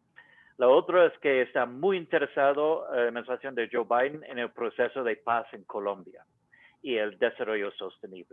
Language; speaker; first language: Spanish; non-native, fluent; English